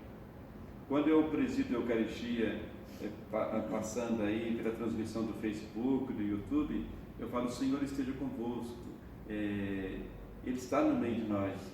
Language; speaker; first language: Portuguese; native; Portuguese